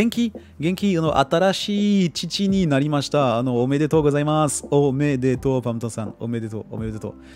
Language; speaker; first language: Japanese; non-native, learner; French